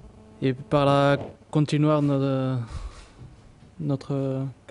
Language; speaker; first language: Spanish; non-native, learner; French